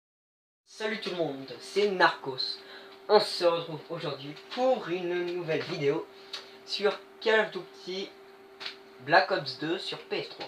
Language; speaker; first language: French; native; French